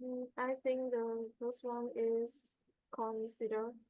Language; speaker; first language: English; non-native, learner; Vietnamese